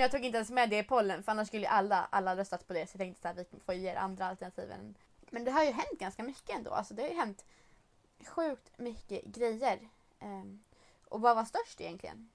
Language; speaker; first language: Swedish; native; Swedish